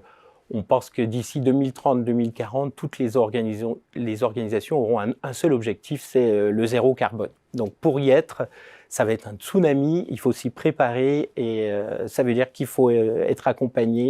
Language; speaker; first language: French; native; French